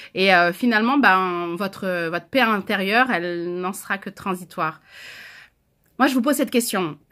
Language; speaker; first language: French; native; French